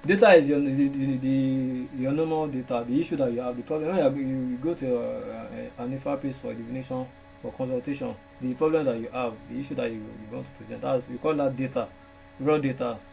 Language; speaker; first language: English; non-native, local second language; Yoruba